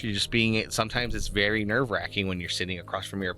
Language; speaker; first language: English; native; English